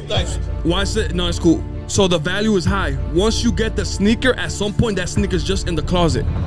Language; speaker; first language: English; early bilingual, other home language; Spanish